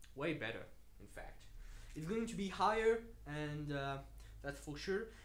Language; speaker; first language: English; non-native, fluent; French